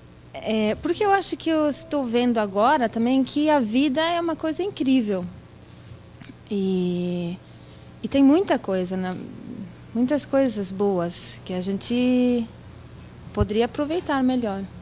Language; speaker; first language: Portuguese; non-native, fluent; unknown